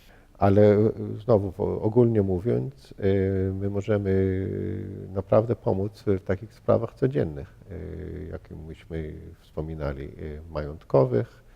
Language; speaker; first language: Polish; early bilingual, heritage; Polish